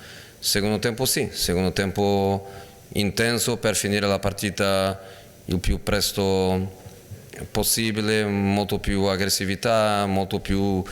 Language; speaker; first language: Italian; non-native, fluent; Portuguese